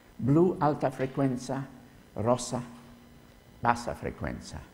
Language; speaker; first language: Italian; non-native, fluent; English